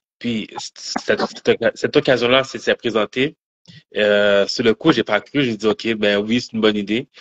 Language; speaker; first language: French; native; French